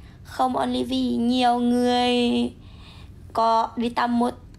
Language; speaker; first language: Vietnamese; non-native, learner; Indonesian